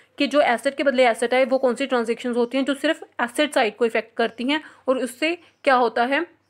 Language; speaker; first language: Hindi; non-native, local second language; Punjabi